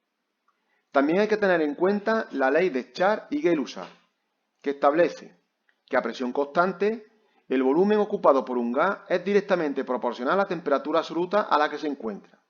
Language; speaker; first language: Spanish; native; Spanish